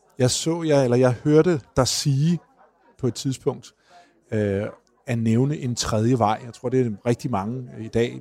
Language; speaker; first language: Danish; native; Danish